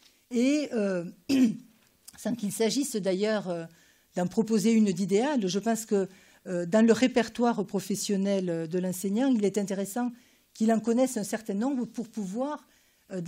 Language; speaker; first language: French; native; French